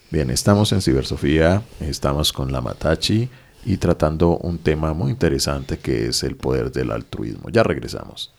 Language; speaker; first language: Spanish; native; Spanish